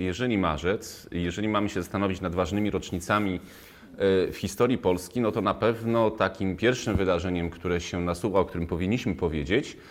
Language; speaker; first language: Polish; native; Polish